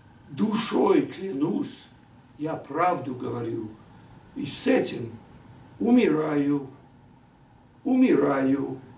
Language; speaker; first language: Russian; non-native, fluent; English